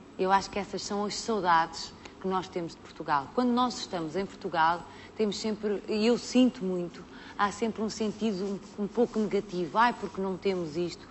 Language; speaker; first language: Portuguese; native; Portuguese